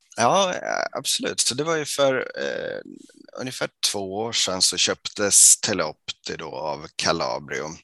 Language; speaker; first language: Swedish; native; Swedish